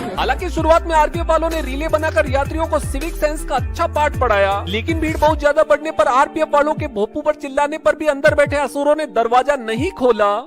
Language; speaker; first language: Hindi; native; Hindi